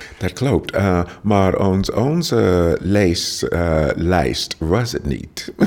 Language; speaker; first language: Dutch; non-native, learner; English